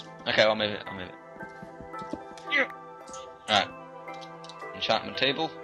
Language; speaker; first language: English; native; English